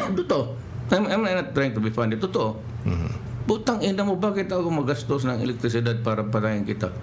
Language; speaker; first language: Filipino; non-native, local second language; Cebuano